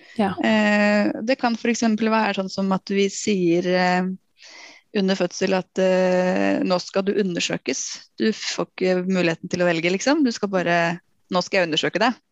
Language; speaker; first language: Norwegian; native; Norwegian